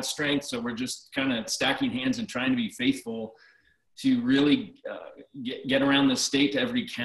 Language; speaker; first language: English; native; English